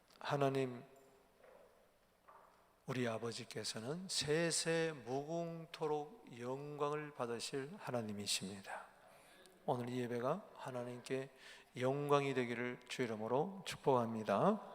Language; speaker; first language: Korean; native; Korean